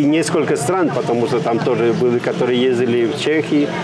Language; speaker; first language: Russian; non-native, fluent; Spanish